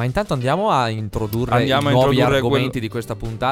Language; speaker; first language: Italian; native; Italian